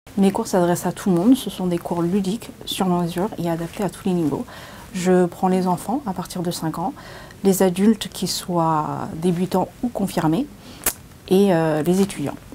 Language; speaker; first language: French; early bilingual, other home language; English